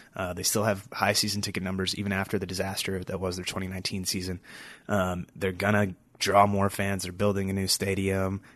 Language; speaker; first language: English; native; English